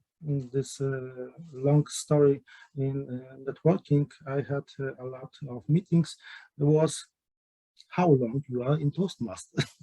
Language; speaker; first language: English; non-native, learner; Polish